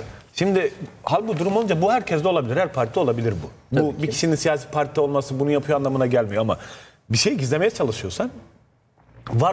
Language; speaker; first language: Turkish; native; Turkish